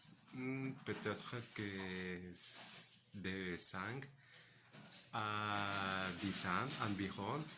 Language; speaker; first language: French; non-native, learner; Spanish